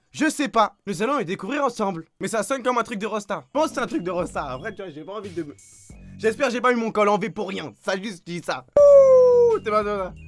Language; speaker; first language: French; native; French